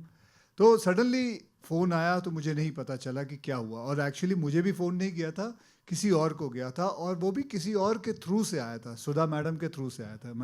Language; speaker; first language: Hindi; native; Hindi